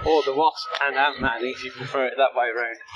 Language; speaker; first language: English; native; English